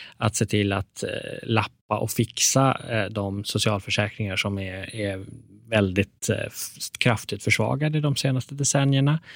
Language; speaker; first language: Swedish; early bilingual, other home language; Persian